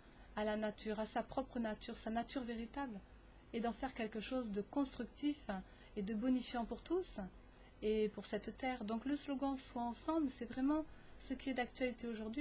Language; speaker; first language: French; native; French